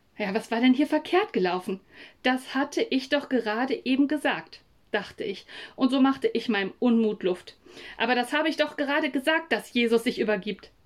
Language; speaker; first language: German; native; German